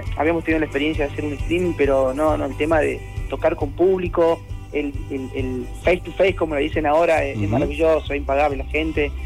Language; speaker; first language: Spanish; native; Spanish